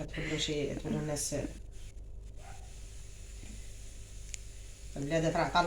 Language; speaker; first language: Arabic; native; Arabic